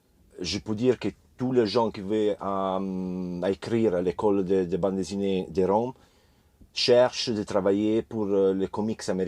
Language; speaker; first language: French; non-native, learner; Italian